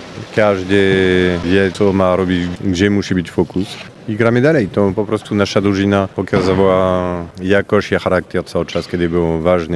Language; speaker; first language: Polish; non-native, fluent; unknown